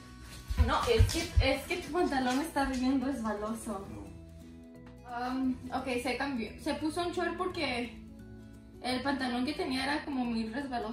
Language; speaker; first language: Spanish; early bilingual, heritage; Spanish